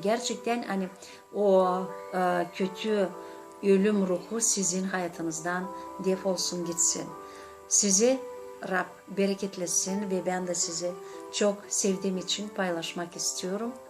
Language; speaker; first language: Turkish; non-native, learner; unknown